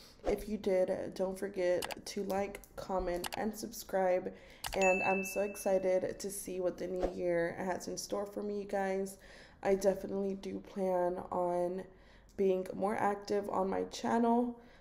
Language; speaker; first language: English; early bilingual, other home language; Spanish